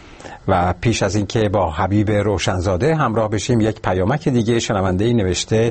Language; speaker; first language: Persian; native; Persian